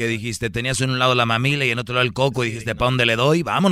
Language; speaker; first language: Spanish; native; Spanish